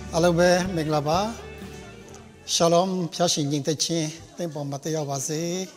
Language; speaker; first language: Burmese; non-native, local second language; Hakha Chin